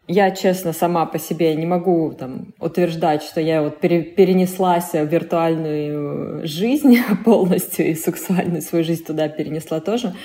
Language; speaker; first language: Russian; native; Russian